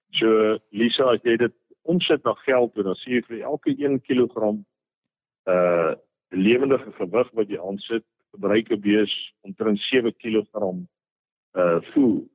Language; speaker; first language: Afrikaans; native; Afrikaans